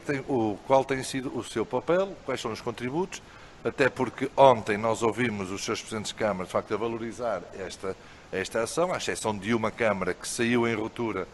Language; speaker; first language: Portuguese; native; Portuguese